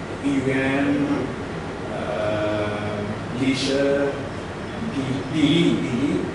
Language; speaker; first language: Chinese; non-native, learner; Sinhala